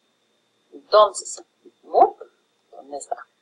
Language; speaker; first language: Spanish; non-native, fluent; English